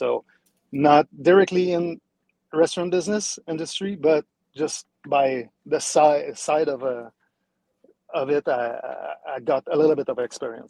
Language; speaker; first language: English; non-native, fluent; French